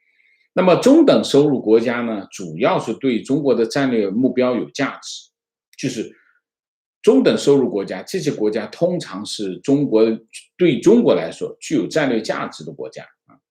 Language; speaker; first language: Chinese; native; Chinese